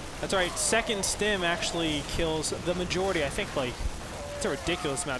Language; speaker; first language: English; native; English